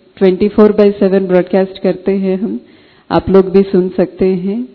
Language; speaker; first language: Hindi; non-native, fluent; Telugu